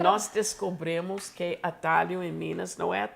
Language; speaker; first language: Portuguese; non-native, fluent; English